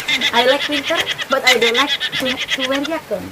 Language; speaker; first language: English; non-native, learner; Indonesian